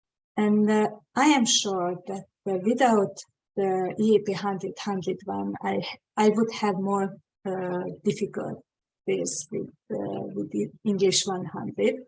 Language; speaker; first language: English; non-native, fluent; Hungarian